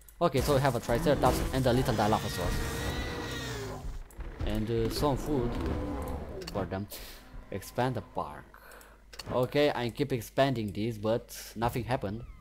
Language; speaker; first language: English; non-native, learner; Romanian